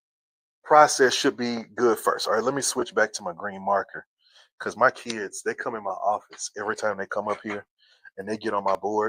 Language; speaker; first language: English; native; English